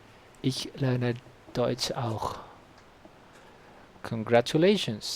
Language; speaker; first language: German; non-native, learner; Spanish